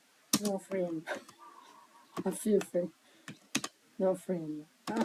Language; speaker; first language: English; non-native, learner; Thai